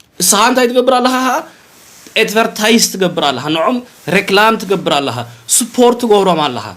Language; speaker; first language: Tigrinya; early bilingual, heritage; Tigrinya